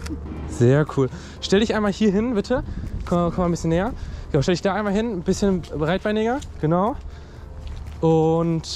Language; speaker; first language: German; native; German